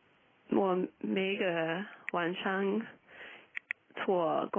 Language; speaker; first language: Chinese; non-native, learner; English